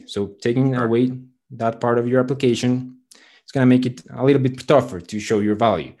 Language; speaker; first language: English; non-native, fluent; Spanish